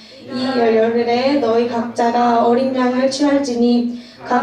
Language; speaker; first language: Korean; native; Korean